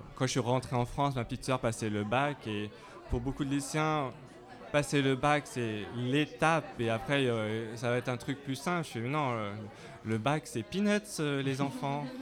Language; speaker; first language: French; native; French